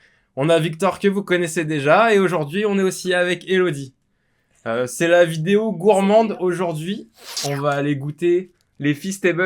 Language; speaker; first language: French; native; French